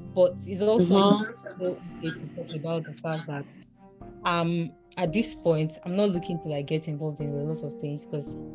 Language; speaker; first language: English; non-native, local second language; Yoruba